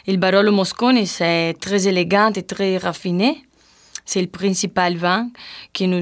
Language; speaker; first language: French; non-native, learner; Italian